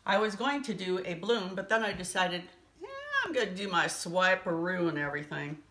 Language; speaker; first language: English; native; English